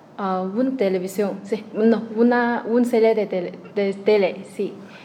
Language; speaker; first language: Spanish; non-native, learner; Chinese